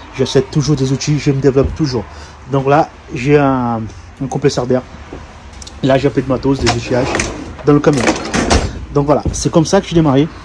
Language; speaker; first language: French; non-native, fluent; Portuguese